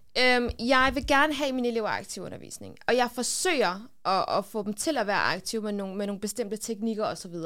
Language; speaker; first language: Danish; early bilingual, other home language; Kurdish